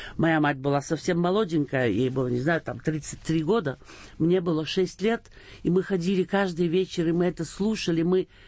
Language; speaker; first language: Russian; early bilingual, heritage; Russian